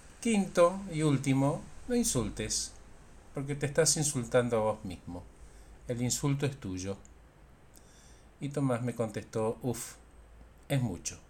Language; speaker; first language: Spanish; native; Spanish